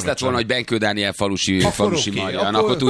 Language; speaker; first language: Hungarian; native; Hungarian